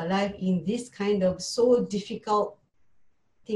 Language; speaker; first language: English; non-native, learner; Japanese